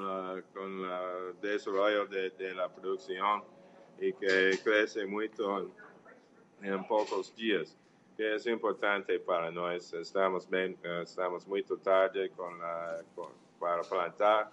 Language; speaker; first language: Portuguese; non-native, learner; English